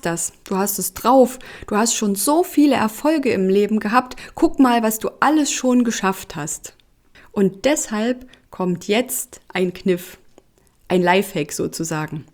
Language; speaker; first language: German; native; German